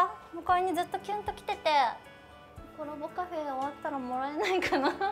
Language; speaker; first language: Japanese; native; Japanese